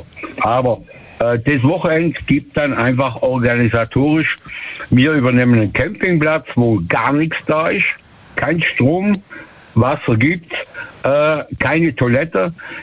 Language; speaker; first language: German; native; German